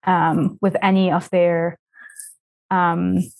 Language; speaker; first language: English; non-native, fluent; Arabic